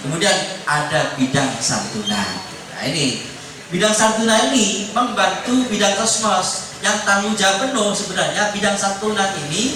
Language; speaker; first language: Indonesian; native; Indonesian